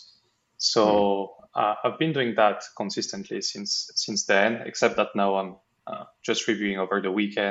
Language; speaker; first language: English; non-native, fluent; French